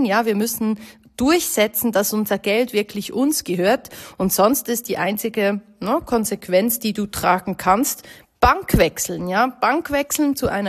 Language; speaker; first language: German; native; German